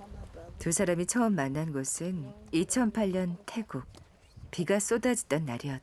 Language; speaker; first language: Korean; native; Korean